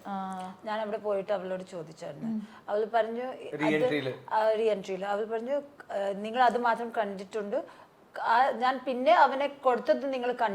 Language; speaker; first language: Malayalam; non-native, local second language; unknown